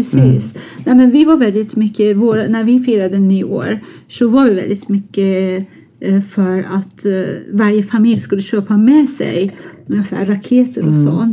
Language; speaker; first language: Swedish; non-native, fluent; Persian